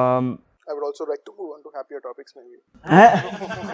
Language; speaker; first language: English; non-native, local second language; Hindi